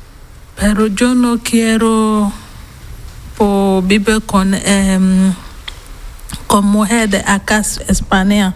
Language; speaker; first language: Spanish; non-native, learner; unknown